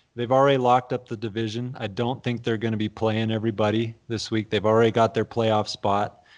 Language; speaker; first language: English; native; English